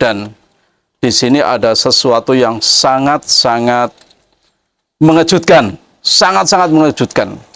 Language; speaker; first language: Indonesian; native; Indonesian